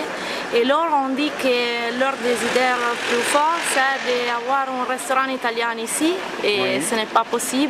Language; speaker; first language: French; non-native, learner; Italian